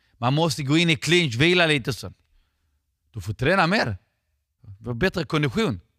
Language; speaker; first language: Swedish; non-native, fluent; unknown